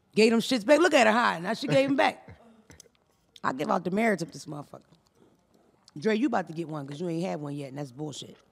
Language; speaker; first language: English; native; English